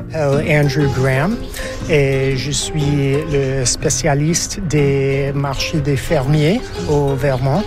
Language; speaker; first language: French; non-native, learner; English